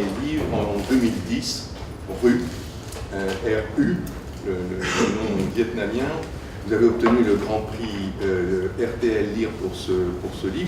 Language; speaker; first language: French; native; French